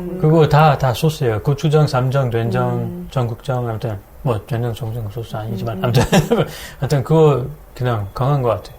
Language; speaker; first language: Korean; non-native, fluent; French